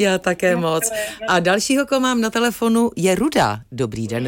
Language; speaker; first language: Czech; native; Czech